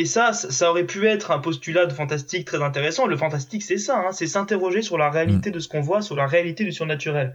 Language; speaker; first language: French; native; French